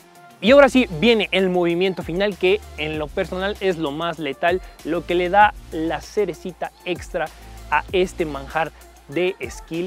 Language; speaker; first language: Spanish; native; Spanish